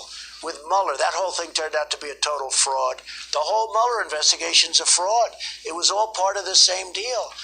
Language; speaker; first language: English; native; English